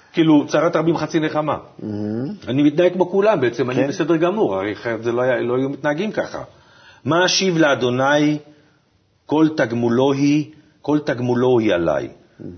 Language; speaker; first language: Hebrew; native; Hebrew